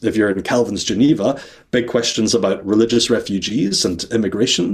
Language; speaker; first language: English; native; English